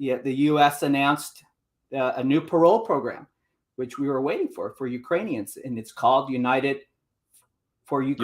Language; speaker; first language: English; native; English